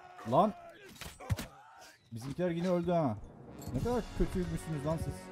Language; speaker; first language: Turkish; native; Turkish